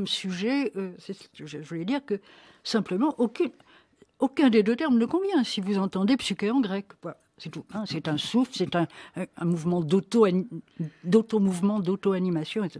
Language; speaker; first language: French; native; French